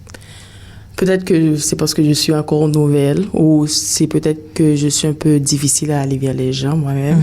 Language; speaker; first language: French; non-native, local second language; Haitian Creole